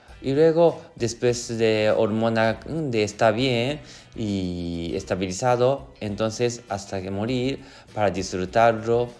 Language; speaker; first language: Spanish; non-native, learner; Japanese